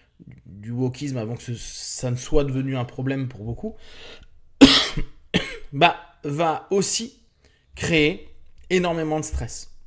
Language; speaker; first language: French; native; French